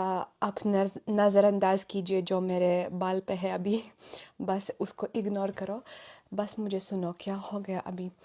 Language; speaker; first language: Hindi; non-native, fluent; Russian